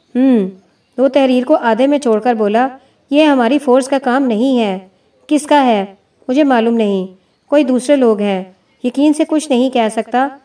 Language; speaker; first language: Urdu; native; Urdu